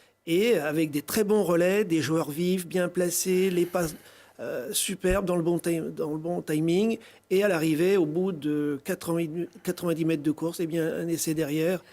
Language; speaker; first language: French; native; French